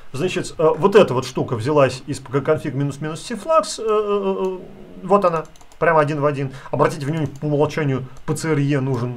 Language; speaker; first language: Russian; native; Russian